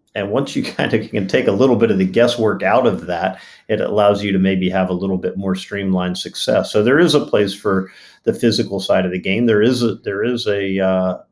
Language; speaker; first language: English; native; English